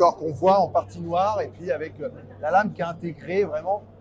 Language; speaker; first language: French; native; French